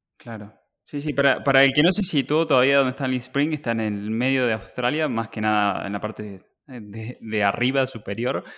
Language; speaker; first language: Spanish; native; Spanish